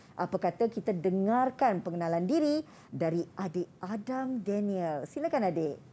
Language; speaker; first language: Malay; native; Malay